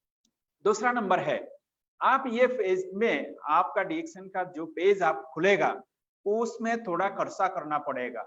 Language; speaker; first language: Hindi; non-native, fluent; Bangla